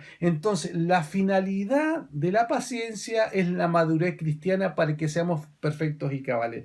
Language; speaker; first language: Spanish; native; Spanish